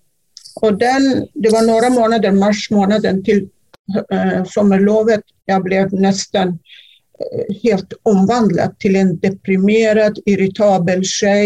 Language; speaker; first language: Swedish; non-native, fluent; Kurdish